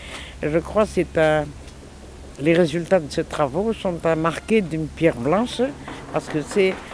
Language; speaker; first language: French; non-native, local second language; Malagasy